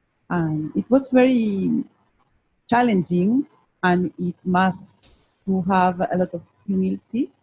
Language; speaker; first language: English; non-native, fluent; Spanish